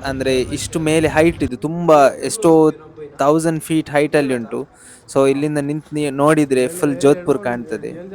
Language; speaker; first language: Kannada; non-native, local second language; Tulu